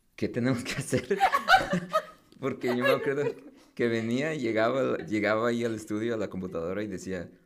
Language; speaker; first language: Spanish; early bilingual, heritage; Spanish